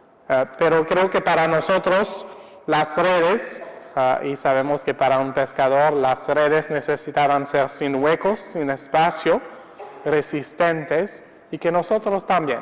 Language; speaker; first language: Spanish; non-native, fluent; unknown